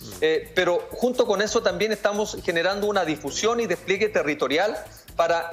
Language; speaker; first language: Spanish; native; Spanish